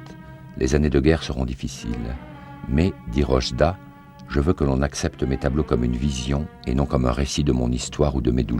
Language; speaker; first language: French; native; French